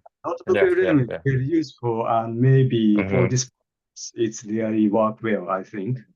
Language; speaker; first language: English; non-native, fluent; Japanese